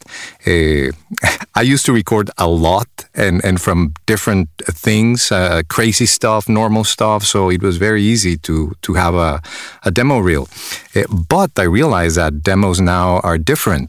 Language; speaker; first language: English; non-native, fluent; Spanish